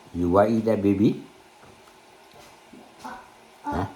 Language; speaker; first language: English; non-native, learner; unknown